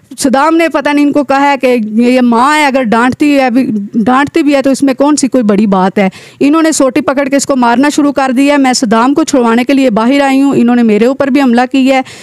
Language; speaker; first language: Urdu; non-native, local second language; Pahari-Potwari